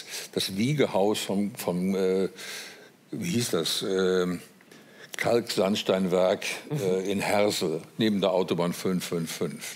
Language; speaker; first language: German; native; German